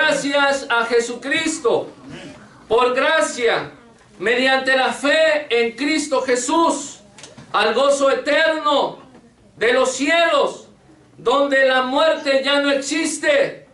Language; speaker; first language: Spanish; native; Spanish